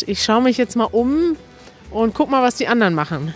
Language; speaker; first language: German; native; German